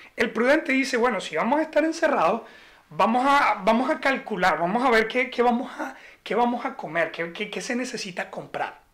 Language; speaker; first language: Spanish; native; Spanish